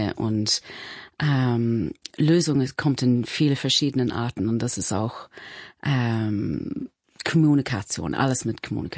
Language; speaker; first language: German; non-native, fluent; English